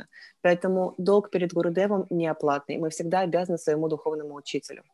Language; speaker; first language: Russian; native; Russian